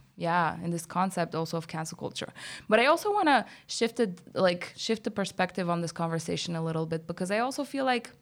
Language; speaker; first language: English; non-native, fluent; Bulgarian